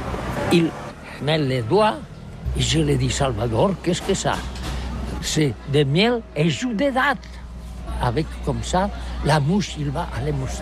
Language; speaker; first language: French; non-native, learner; Catalan